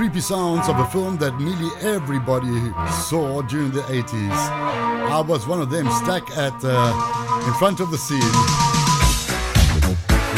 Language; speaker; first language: English; non-native, fluent; Italian